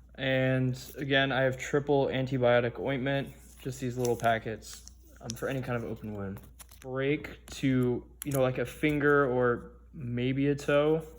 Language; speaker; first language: English; native; English